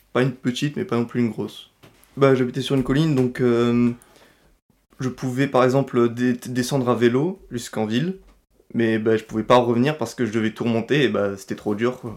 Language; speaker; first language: French; native; French